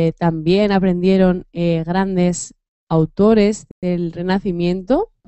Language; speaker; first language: Spanish; native; Spanish